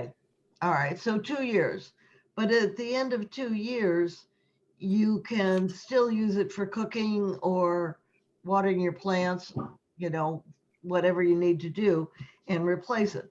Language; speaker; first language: English; native; English